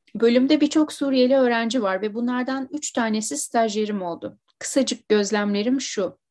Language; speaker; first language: Turkish; native; Turkish